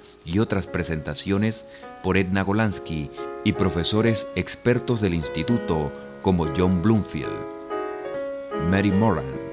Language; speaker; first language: Spanish; native; Spanish